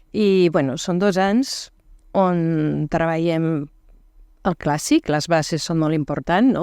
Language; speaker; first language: Catalan; non-native, fluent; French